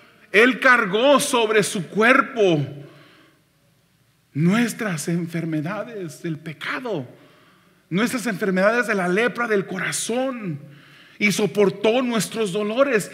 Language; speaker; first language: Spanish; native; Spanish